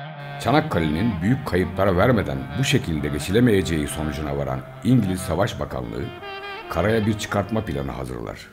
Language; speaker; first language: Turkish; native; Turkish